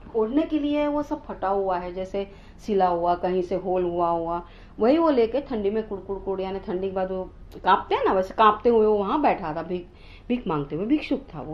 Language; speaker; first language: Hindi; non-native, local second language; Marathi